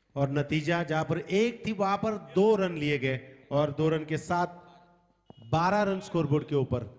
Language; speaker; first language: Hindi; non-native, local second language; Marathi